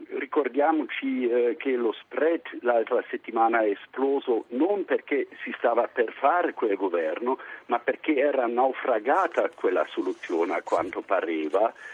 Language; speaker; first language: Italian; non-native, fluent; German